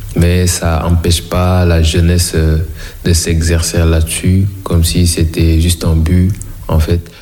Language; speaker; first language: French; non-native, local second language; Wolof